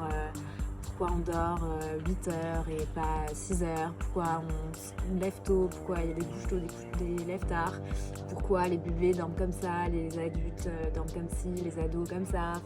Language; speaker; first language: French; native; French